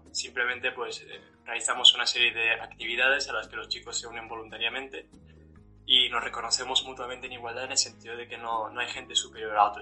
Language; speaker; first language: Spanish; native; Spanish